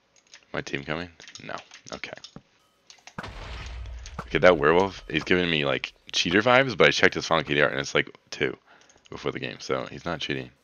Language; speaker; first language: English; native; English